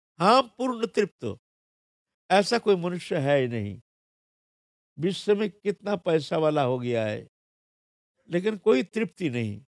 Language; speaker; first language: Hindi; non-native, local second language; Bangla